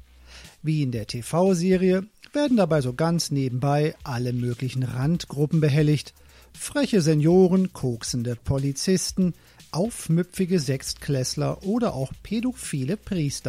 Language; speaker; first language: German; native; German